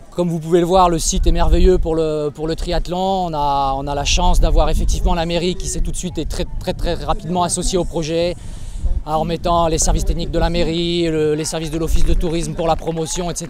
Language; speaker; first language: French; native; French